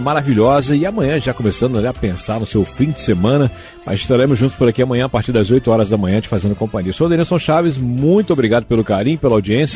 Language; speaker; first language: Portuguese; native; Portuguese